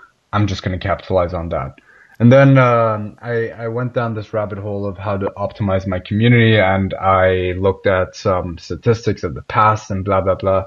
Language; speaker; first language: English; non-native, fluent; Persian